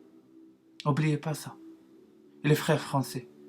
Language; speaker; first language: French; non-native, learner; Arabic